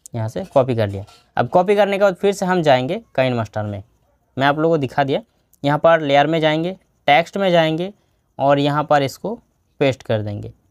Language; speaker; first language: Hindi; non-native, local second language; Bangla